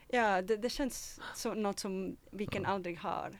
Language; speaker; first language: Swedish; non-native, fluent; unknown